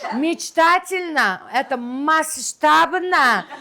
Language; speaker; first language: Russian; non-native, local second language; Kazakh